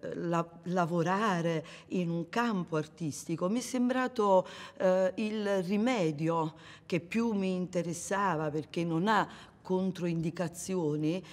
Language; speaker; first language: Italian; native; Italian